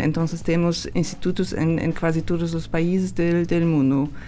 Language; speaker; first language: Spanish; non-native, learner; German